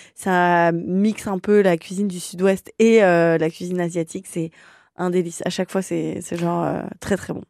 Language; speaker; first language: French; native; French